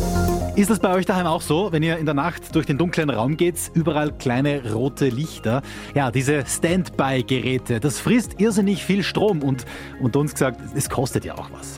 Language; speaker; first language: German; native; German